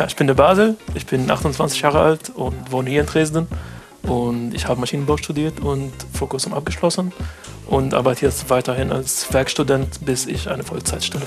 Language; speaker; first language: German; non-native, fluent; Arabic